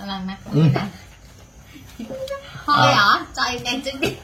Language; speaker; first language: Vietnamese; non-native, learner; Thai